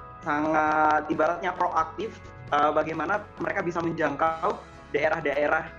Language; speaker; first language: Indonesian; non-native, local second language; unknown